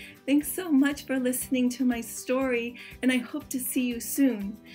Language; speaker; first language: English; native; English